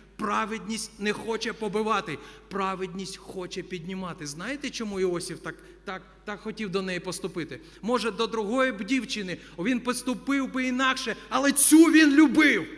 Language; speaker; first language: Ukrainian; non-native, local second language; Russian